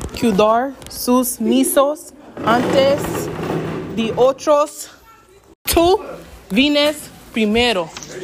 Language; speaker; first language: Spanish; non-native, learner; English